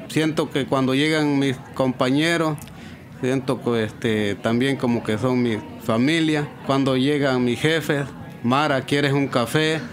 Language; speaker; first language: Spanish; native; Spanish